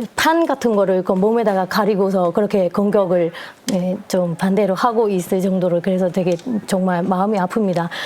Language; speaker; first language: Korean; non-native, fluent; Burmese